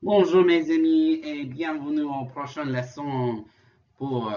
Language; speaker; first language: French; non-native, fluent; English